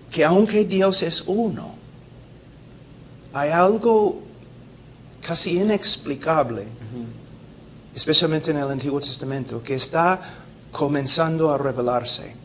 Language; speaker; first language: Spanish; non-native, fluent; English